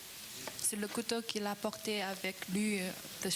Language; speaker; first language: French; non-native, learner; Chinese